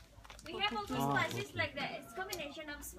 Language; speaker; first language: English; non-native, learner; Thai